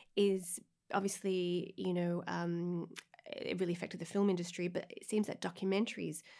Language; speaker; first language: English; native; English